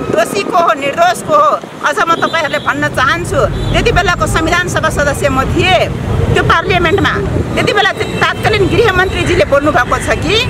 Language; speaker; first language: Nepali; non-native, local second language; Rana Tharu